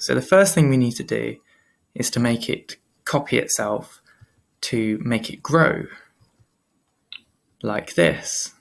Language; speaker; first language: English; native; English